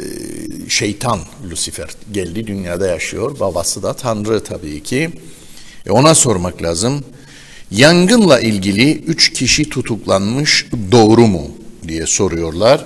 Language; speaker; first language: Turkish; native; Turkish